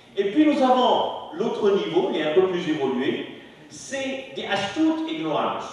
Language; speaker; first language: French; non-native, local second language; Arabic